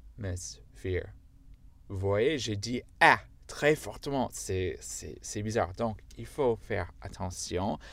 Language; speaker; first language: French; non-native, fluent; English